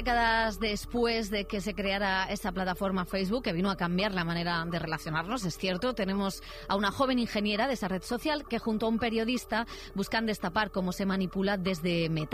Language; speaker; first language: Spanish; native; Spanish